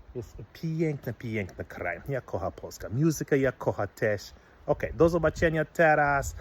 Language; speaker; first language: Polish; non-native, learner; English